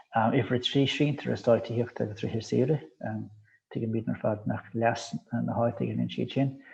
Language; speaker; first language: Irish; native; Irish